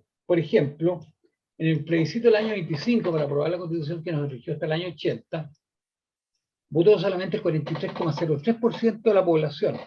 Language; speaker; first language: Spanish; native; Spanish